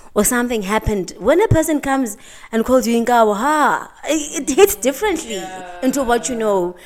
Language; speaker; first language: English; non-native, local second language; Xhosa